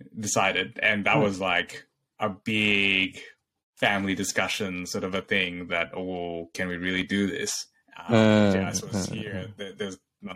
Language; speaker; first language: English; non-native, local second language; Bangla